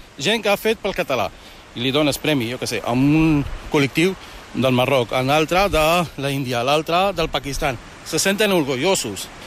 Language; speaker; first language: Catalan; early bilingual, other home language; Arabic